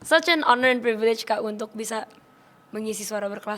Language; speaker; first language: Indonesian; native; Indonesian